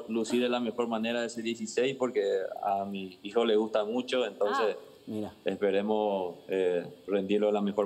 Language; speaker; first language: Spanish; native; Spanish